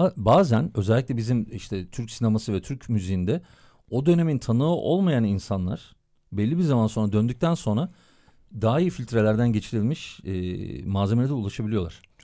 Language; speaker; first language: Turkish; native; Turkish